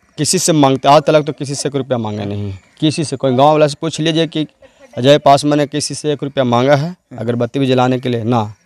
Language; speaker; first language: Hindi; native; Hindi